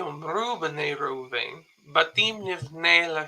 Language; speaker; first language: Hebrew; non-native, fluent; English